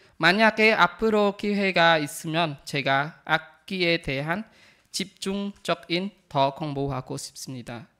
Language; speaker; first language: Korean; non-native, learner; Khmer